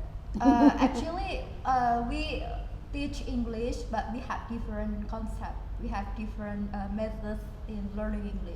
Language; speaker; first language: English; non-native, learner; Indonesian